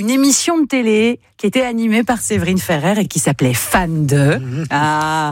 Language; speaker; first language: French; native; French